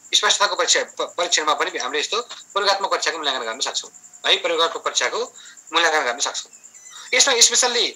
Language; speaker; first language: Nepali; native; Nepali